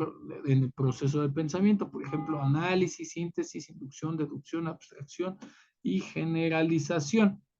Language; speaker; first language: Spanish; native; Spanish